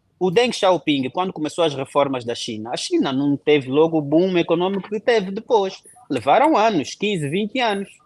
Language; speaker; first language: Portuguese; non-native, local second language; Kongo